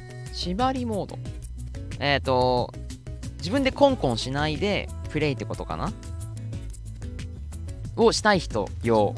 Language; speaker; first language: Japanese; native; Japanese